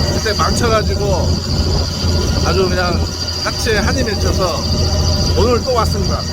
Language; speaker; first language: Korean; native; Korean